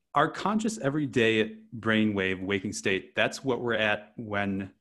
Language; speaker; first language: English; native; English